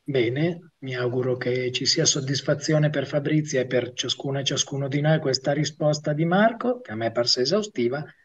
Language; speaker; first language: Italian; native; Italian